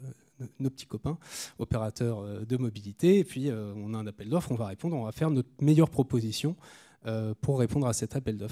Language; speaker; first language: French; native; French